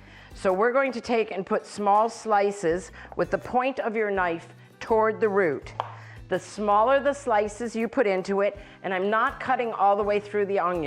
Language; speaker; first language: English; native; English